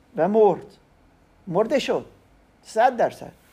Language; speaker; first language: Persian; non-native, learner; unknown